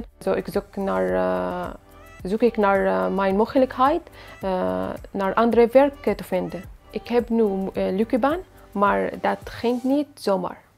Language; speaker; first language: Dutch; non-native, learner; Arabic